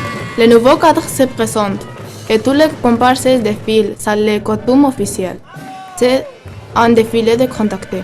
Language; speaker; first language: French; non-native, learner; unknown